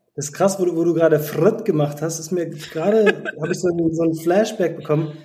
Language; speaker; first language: German; native; German